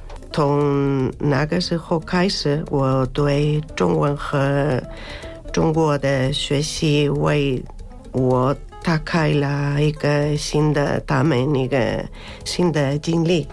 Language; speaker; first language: Chinese; non-native, fluent; Spanish